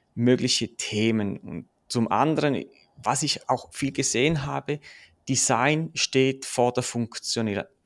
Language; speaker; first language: German; native; German